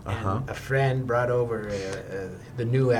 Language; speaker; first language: English; native; English